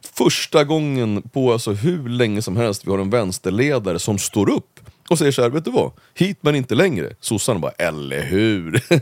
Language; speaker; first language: Swedish; native; Swedish